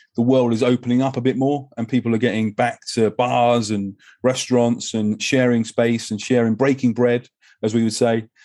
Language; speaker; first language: English; native; English